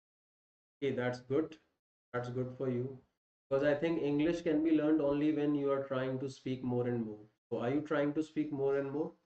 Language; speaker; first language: English; non-native, local second language; Hindi